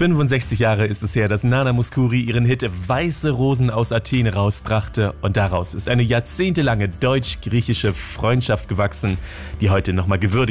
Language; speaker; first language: German; native; German